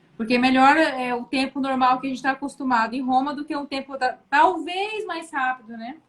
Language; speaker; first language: Portuguese; native; Portuguese